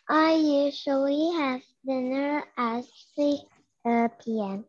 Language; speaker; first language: English; non-native, learner; Vietnamese